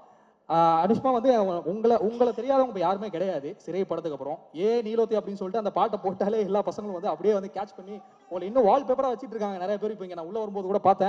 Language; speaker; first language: Tamil; native; Tamil